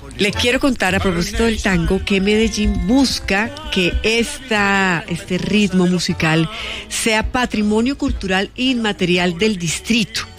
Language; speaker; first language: Spanish; native; Spanish